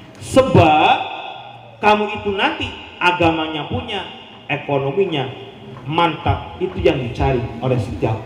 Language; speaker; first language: Indonesian; non-native, local second language; Javanese